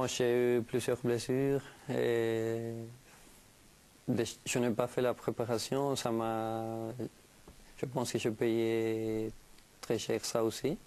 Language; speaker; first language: French; non-native, fluent; Spanish